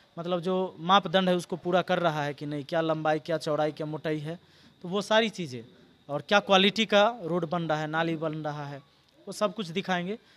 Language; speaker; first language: Hindi; native; Hindi